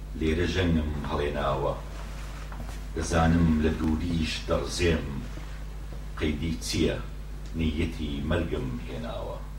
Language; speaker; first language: Swedish; non-native, fluent; Kurdish